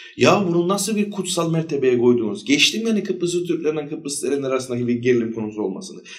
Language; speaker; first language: Turkish; native; Turkish